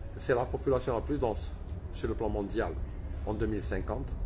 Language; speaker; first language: French; non-native, local second language; Arabic